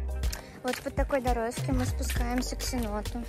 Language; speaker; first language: Russian; native; Russian